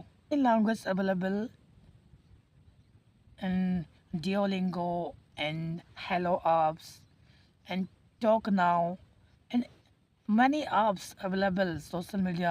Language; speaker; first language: English; non-native, learner; Hindi